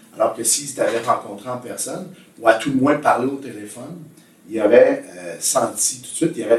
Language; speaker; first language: French; native; French